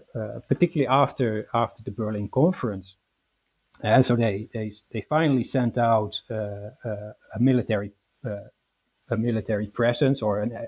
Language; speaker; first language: English; non-native, fluent; Dutch